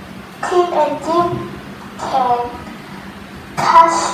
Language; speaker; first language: English; non-native, learner; Vietnamese